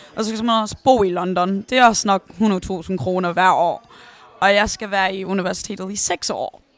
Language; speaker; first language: Danish; early bilingual, heritage; Danish